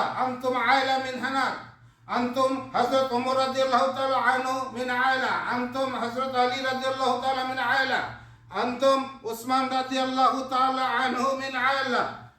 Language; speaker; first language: Arabic; non-native, learner; Bangla